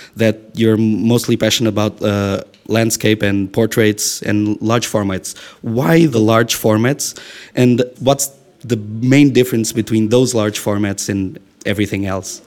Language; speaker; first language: English; non-native, fluent; Portuguese